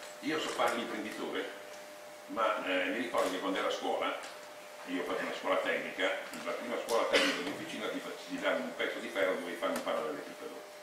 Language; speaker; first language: Italian; native; Italian